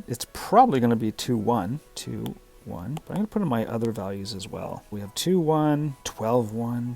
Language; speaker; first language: English; native; English